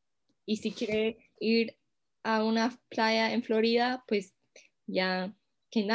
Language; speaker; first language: Spanish; non-native, fluent; English